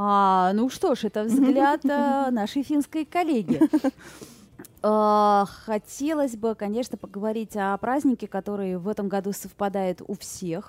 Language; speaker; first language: Russian; native; Russian